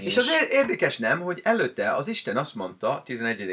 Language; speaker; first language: Hungarian; non-native, learner; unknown